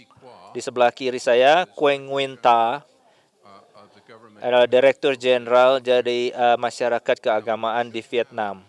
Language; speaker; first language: Indonesian; non-native, fluent; English